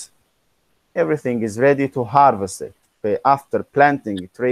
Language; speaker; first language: English; non-native, fluent; Arabic